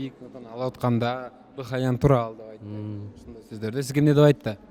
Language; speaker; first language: Kyrgyz; native; Kyrgyz